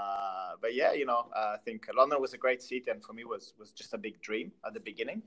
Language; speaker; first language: English; non-native, fluent; Italian